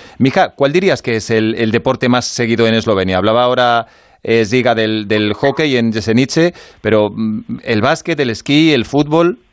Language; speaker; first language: Spanish; native; Spanish